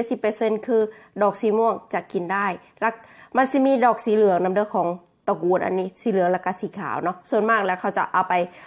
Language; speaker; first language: Thai; native; Thai